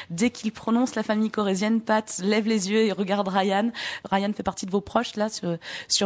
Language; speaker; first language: French; native; French